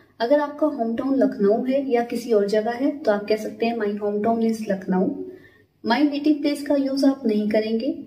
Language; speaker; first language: Hindi; native; Hindi